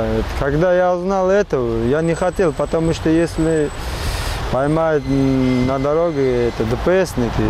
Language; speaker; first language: Russian; non-native, learner; Uzbek